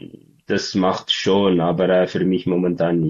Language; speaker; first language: German; non-native, learner; Tigrinya